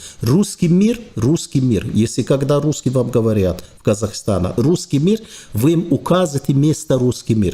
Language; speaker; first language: Russian; non-native, fluent; Turkish